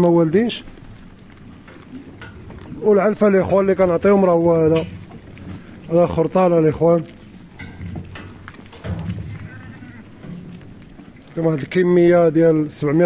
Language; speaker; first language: Arabic; native; Arabic